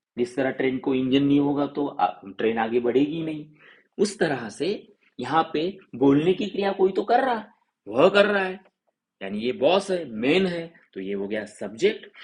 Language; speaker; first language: Hindi; non-native, local second language; Marathi